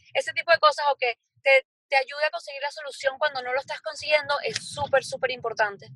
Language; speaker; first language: Spanish; native; Spanish